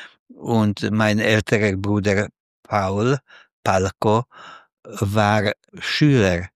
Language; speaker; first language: German; non-native, fluent; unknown